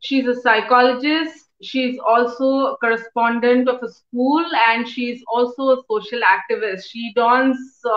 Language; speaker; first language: English; non-native, local second language; Tamil